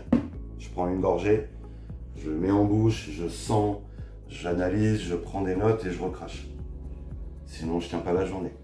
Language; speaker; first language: French; native; French